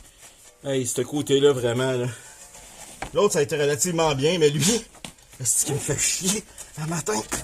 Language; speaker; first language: French; native; French